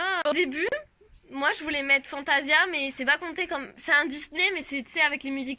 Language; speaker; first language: French; native; French